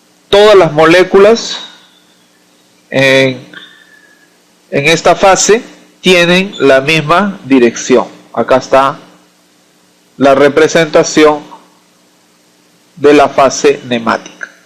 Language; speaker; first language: Spanish; native; Spanish